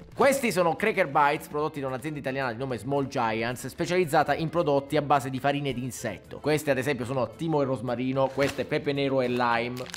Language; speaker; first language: Italian; native; Italian